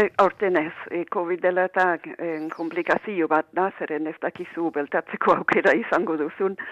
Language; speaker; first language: Basque; non-native, fluent; English